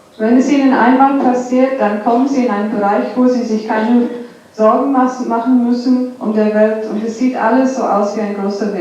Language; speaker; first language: German; non-native, fluent; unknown